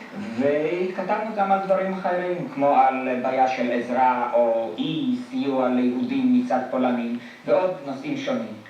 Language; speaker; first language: Hebrew; non-native, fluent; Polish